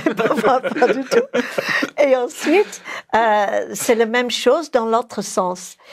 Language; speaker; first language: French; non-native, fluent; English